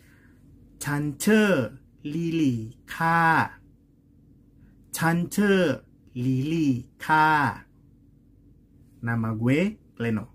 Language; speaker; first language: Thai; non-native, learner; Indonesian